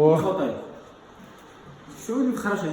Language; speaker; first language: Russian; non-native, local second language; Kyrgyz